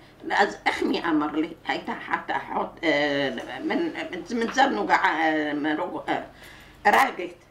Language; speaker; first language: Hebrew; non-native, learner; Arabic